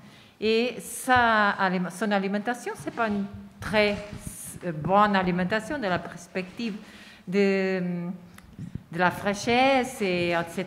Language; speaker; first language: French; non-native, fluent; Portuguese